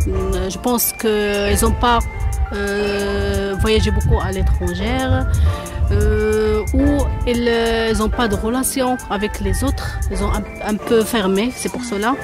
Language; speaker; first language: French; non-native, fluent; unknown